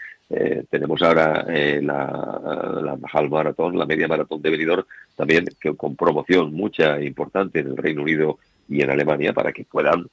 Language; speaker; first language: Spanish; native; Spanish